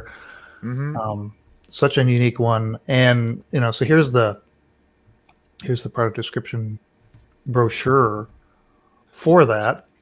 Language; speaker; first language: English; native; English